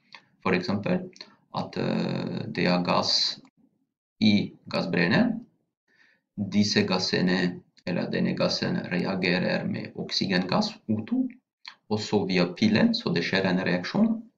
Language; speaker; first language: Norwegian; non-native, fluent; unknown